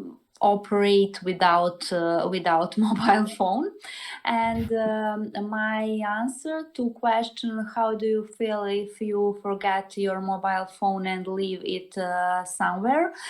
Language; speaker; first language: English; non-native, learner; Serbian